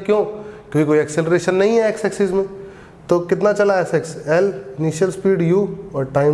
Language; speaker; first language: Hindi; native; Hindi